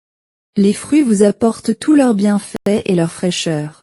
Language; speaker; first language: French; non-native, learner; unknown